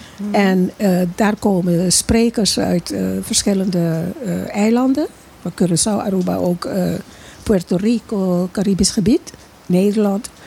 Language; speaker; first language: Dutch; non-native, local second language; Papiamento